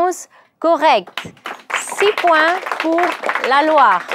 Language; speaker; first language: French; non-native, learner; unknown